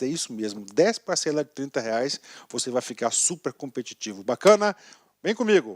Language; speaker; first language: Portuguese; native; Portuguese